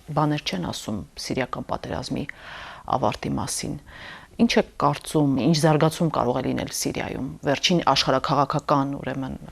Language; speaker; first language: Armenian; native; Armenian